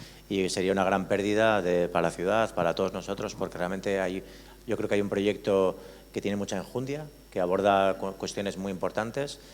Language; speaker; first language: Spanish; native; Spanish